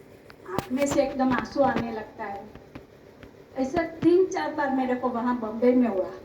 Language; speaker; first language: Hindi; non-native, local second language; Gujarati